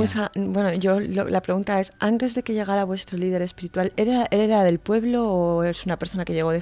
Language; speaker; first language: Spanish; native; Spanish